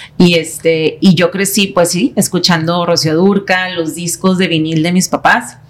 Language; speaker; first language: Spanish; native; Spanish